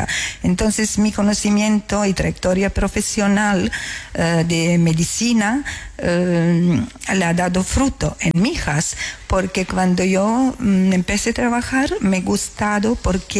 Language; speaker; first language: Spanish; non-native, learner; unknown